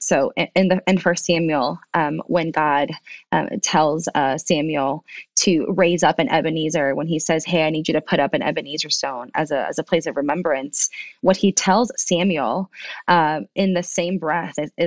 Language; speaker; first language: English; early bilingual, other home language; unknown